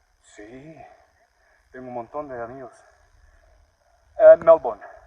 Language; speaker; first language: Spanish; non-native, learner; English